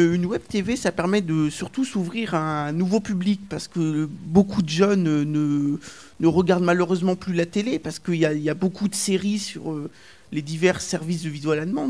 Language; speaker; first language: French; native; French